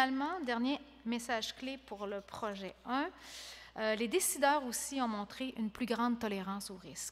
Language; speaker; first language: French; native; French